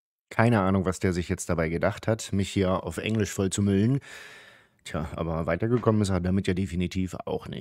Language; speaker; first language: German; native; German